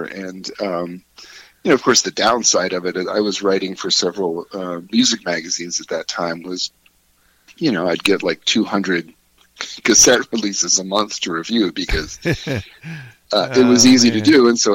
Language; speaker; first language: English; native; English